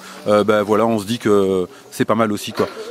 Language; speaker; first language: French; native; French